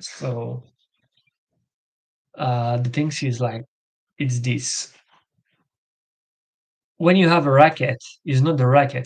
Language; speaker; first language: English; non-native, learner; French